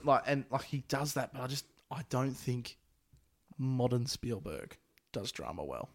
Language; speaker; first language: English; native; English